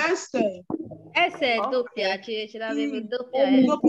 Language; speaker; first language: Italian; non-native, fluent; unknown